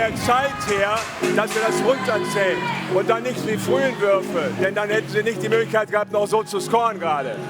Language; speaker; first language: German; native; German